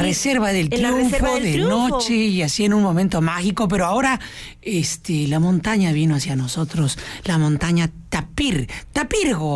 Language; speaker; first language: Spanish; native; Spanish